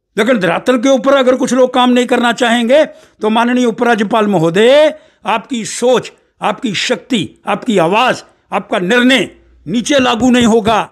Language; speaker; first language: Hindi; non-native, local second language; Dogri